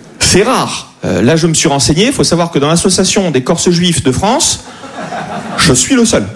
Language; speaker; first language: French; native; French